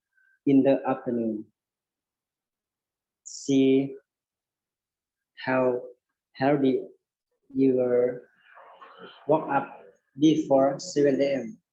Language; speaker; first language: English; non-native, learner; Thai